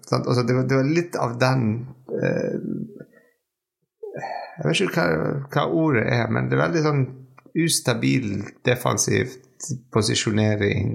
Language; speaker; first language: Norwegian; non-native, fluent; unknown